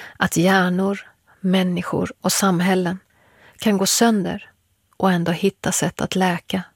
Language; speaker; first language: Swedish; early bilingual, other home language; Persian